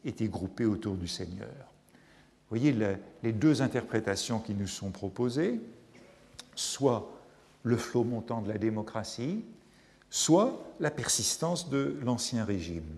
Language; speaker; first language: French; native; French